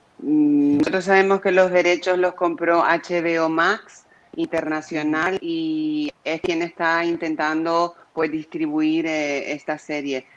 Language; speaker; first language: Spanish; native; Spanish